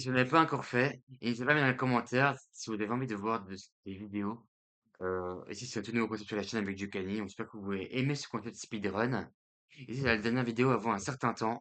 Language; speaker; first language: French; native; French